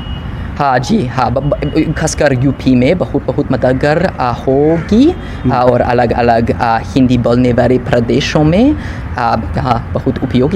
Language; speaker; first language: Hindi; non-native, learner; English